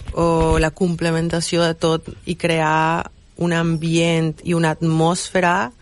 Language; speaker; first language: Catalan; non-native, fluent; Spanish